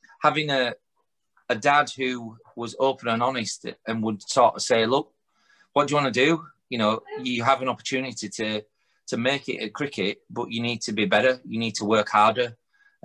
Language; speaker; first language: English; native; English